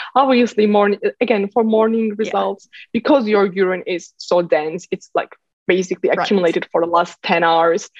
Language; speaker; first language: English; non-native, fluent; Turkish